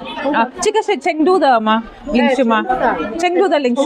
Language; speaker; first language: Chinese; non-native, learner; Tamil